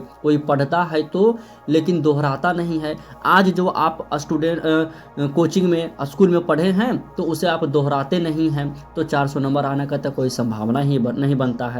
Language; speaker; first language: Hindi; native; Hindi